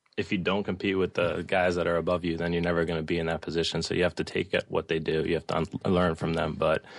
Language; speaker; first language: English; native; English